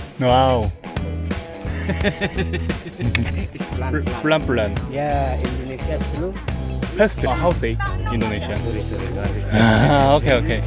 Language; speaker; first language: English; non-native, learner; Korean